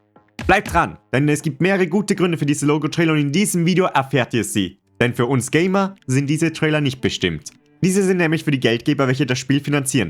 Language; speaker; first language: German; native; German